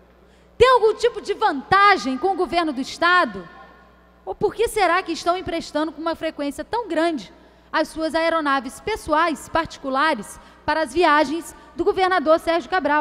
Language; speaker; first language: Portuguese; native; Portuguese